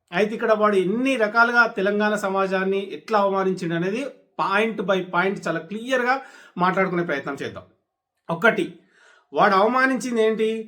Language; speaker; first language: Telugu; native; Telugu